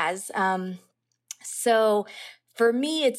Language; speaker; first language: English; native; English